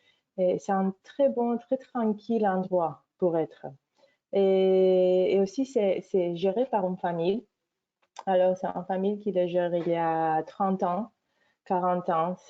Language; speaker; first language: French; non-native, fluent; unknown